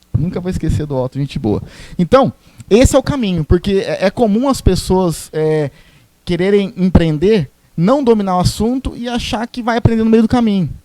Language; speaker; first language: Portuguese; native; Portuguese